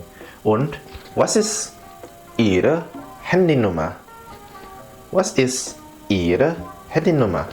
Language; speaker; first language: German; non-native, fluent; Indonesian